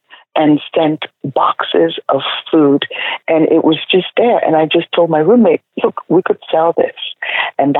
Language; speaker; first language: English; non-native, local second language; Igbo